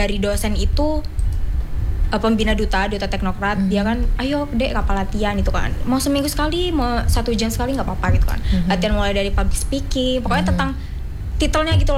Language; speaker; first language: Indonesian; native; Indonesian